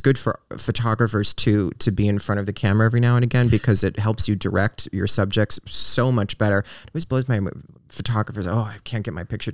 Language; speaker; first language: English; native; English